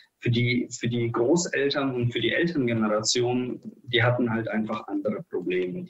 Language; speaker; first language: German; early bilingual, other home language; Russian